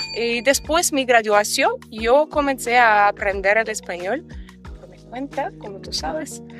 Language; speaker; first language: Spanish; non-native, fluent; Russian